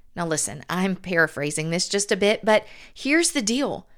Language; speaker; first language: English; native; English